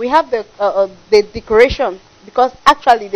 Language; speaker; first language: English; non-native, local second language; French